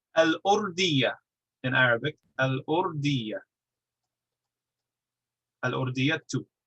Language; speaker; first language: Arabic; non-native, fluent; English